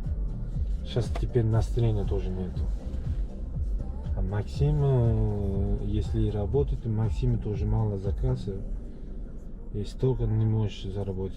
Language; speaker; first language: Russian; non-native, learner; Uzbek